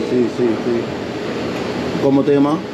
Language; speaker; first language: Spanish; non-native, learner; English